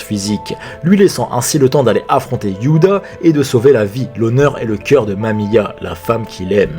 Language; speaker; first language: French; native; French